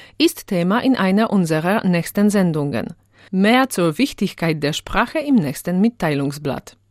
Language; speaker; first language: German; native; German